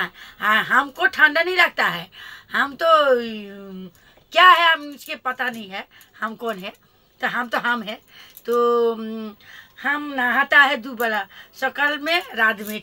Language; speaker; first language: Hindi; non-native, local second language; Bangla